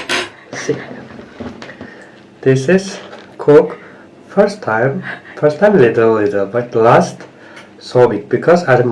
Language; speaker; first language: English; non-native, learner; Turkish